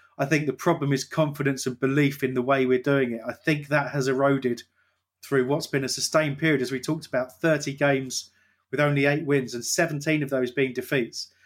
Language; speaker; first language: English; native; English